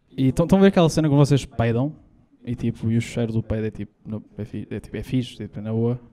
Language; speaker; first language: Portuguese; native; Portuguese